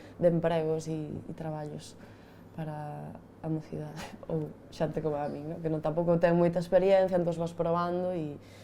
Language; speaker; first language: Galician; native; Galician